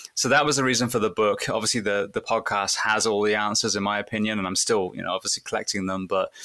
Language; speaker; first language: English; native; English